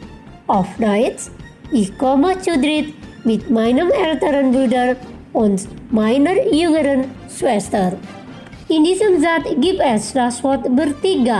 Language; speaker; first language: German; non-native, fluent; Indonesian